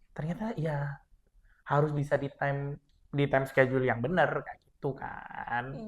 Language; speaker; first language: Indonesian; non-native, local second language; Madurese